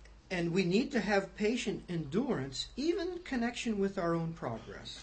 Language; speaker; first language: English; native; English